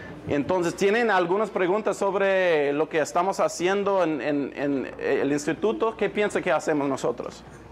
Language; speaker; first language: Spanish; non-native, fluent; English